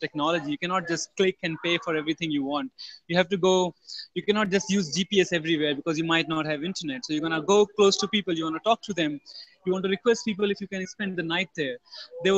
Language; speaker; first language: English; non-native, local second language; Hindi